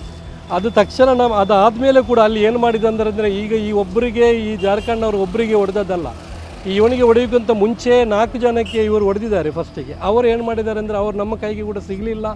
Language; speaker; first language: Kannada; native; Kannada